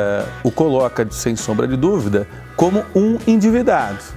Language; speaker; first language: Portuguese; native; Portuguese